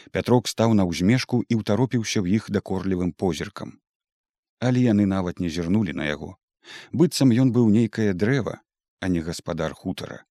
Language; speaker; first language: Belarusian; native; Belarusian